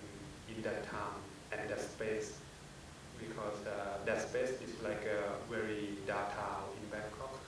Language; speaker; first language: English; non-native, fluent; Thai